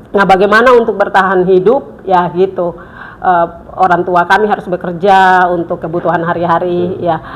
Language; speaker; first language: Indonesian; native; Indonesian